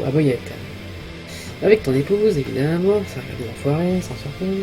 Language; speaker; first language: French; native; French